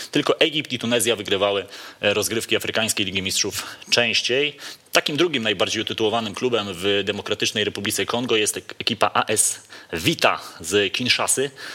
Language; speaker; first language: Polish; native; Polish